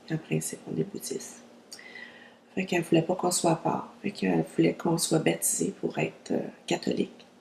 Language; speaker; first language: French; early bilingual, other home language; Vietnamese